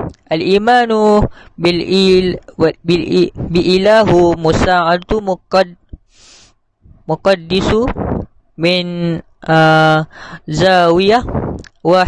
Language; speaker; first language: Arabic; non-native, learner; Malay